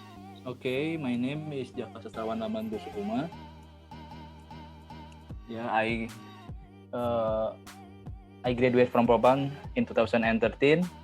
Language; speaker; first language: English; non-native, fluent; Indonesian